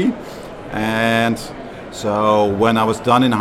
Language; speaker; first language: English; non-native, fluent; Dutch